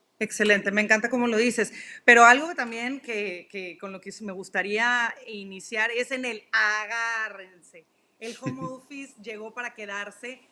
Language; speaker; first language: Spanish; native; Spanish